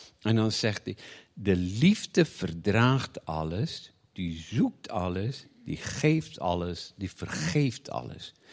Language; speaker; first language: Dutch; non-native, fluent; Afrikaans